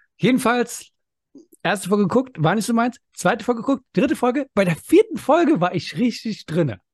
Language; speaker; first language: German; early bilingual, other home language; Persian